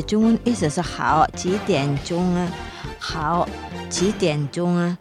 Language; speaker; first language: Chinese; non-native, fluent; Indonesian